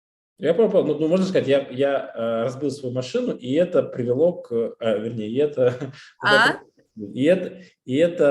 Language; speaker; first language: Russian; native; Russian